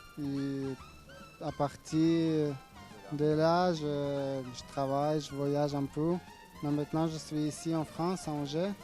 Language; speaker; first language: French; non-native, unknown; Ukrainian